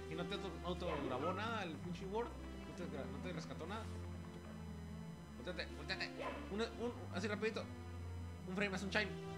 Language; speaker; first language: Spanish; native; Spanish